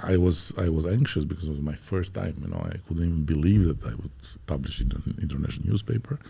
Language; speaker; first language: English; non-native, fluent; Albanian